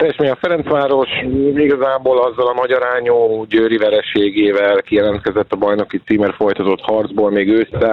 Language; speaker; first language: Hungarian; native; Hungarian